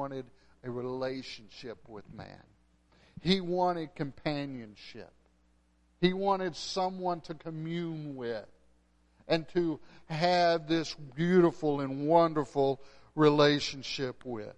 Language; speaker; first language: English; native; English